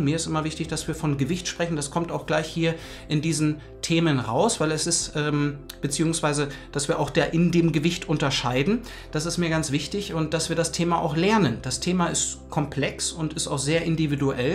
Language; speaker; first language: German; native; German